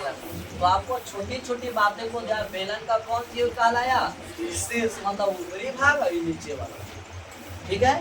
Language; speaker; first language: Hindi; native; Hindi